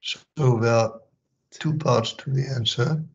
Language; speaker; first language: English; non-native, fluent; French